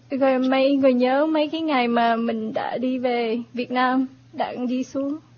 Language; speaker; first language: Vietnamese; early bilingual, heritage; Vietnamese